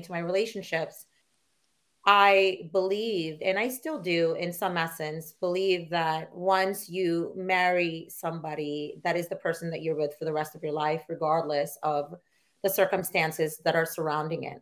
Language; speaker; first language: English; non-native, local second language; Filipino